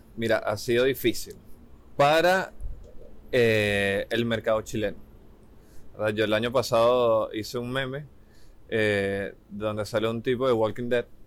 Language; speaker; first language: Spanish; native; Spanish